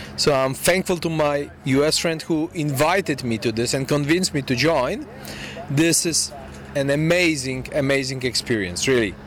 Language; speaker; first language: English; non-native, fluent; Polish